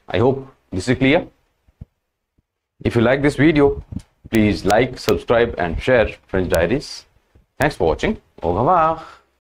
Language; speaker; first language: English; non-native, local second language; Hindi